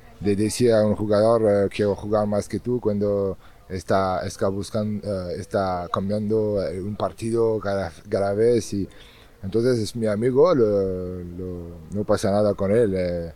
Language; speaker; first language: Spanish; non-native, learner; French